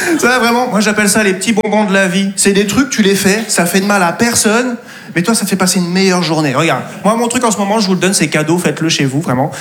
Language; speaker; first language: French; native; French